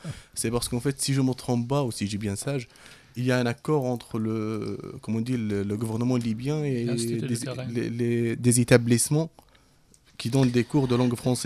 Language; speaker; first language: French; non-native, fluent; Arabic